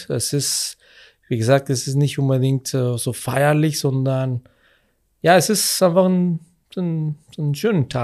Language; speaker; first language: German; non-native, fluent; Spanish